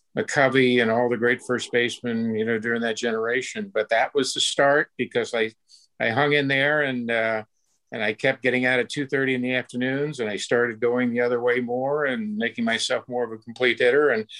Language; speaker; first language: English; native; English